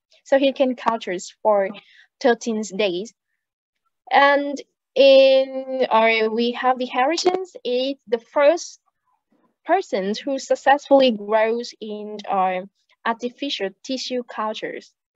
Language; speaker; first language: English; non-native, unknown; Vietnamese